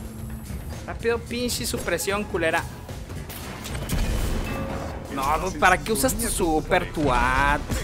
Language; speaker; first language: Spanish; native; Spanish